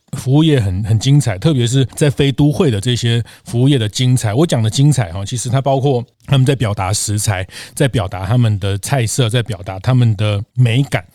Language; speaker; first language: Chinese; native; Chinese